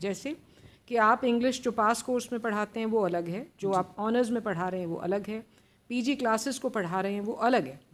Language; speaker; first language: Hindi; native; Hindi